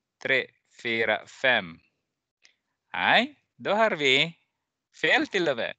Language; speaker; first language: Swedish; non-native, fluent; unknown